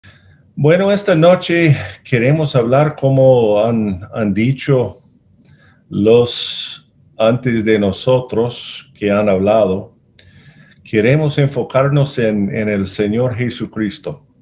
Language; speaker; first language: Spanish; non-native, fluent; English